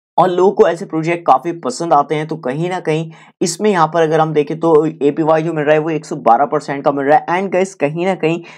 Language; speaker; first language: Hindi; native; Hindi